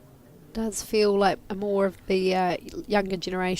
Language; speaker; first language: English; native; English